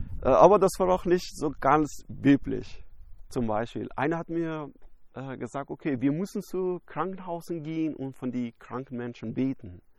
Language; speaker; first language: German; non-native, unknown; Persian